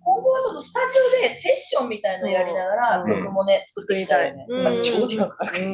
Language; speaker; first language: Japanese; native; Japanese